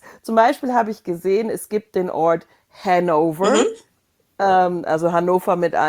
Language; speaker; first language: German; native; German